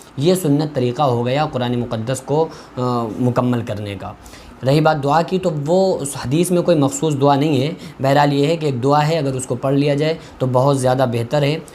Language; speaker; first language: Urdu; native; Urdu